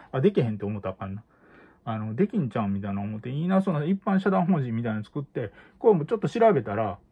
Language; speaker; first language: Japanese; native; Japanese